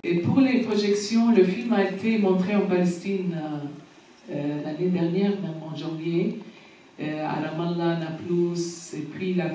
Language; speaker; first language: French; non-native, fluent; Arabic